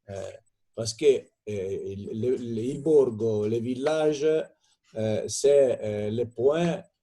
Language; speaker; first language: French; non-native, fluent; Italian